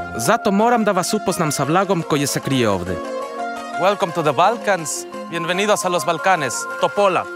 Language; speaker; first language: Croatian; non-native, fluent; Spanish